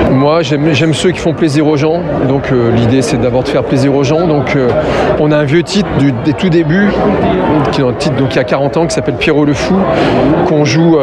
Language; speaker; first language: French; native; French